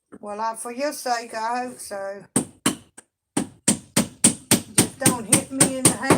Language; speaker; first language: English; native; English